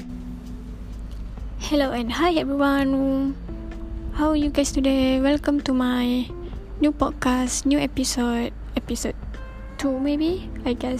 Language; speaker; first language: English; non-native, local second language; Malay